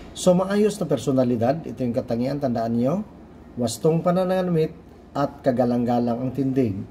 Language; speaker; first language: Filipino; non-native, local second language; Cebuano